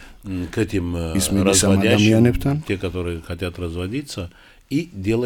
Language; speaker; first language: Russian; non-native, fluent; Romanian